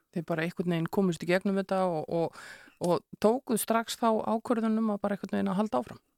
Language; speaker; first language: Icelandic; native; Icelandic